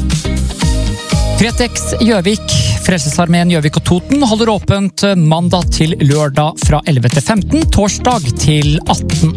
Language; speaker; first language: Norwegian; native; Norwegian